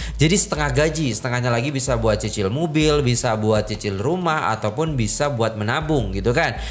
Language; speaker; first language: Indonesian; native; Indonesian